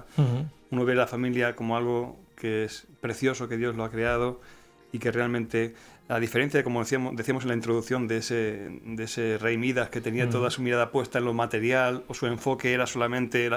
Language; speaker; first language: Spanish; native; Spanish